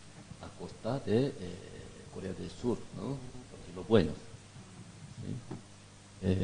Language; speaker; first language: Spanish; non-native, fluent; Korean